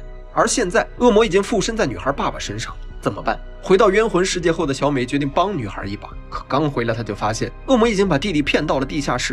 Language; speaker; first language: Chinese; native; Chinese